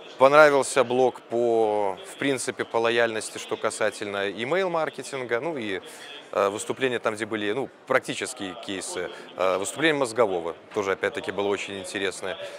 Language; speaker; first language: Russian; native; Russian